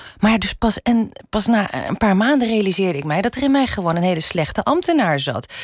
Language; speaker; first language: Dutch; non-native, local second language; Limburgish